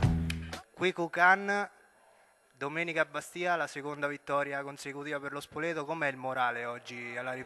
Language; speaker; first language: Italian; native; Italian